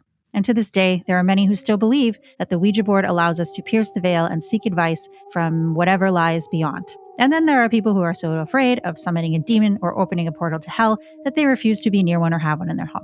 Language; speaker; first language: English; native; English